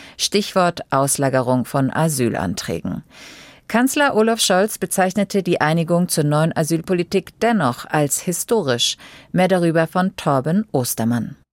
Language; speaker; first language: German; native; German